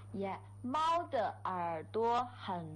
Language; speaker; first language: English; non-native, fluent; Chinese